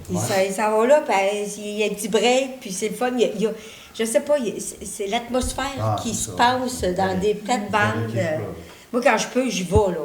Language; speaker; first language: French; native; French